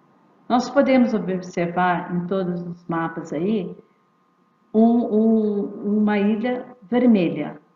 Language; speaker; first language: Portuguese; native; Portuguese